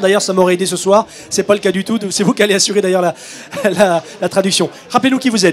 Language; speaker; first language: French; native; French